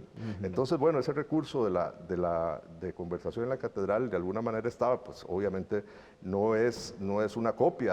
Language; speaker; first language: Spanish; native; Spanish